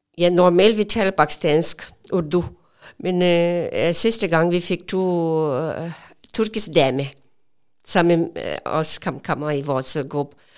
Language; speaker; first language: Danish; non-native, learner; Urdu